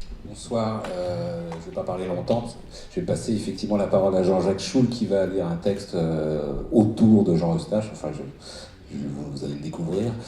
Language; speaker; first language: French; native; French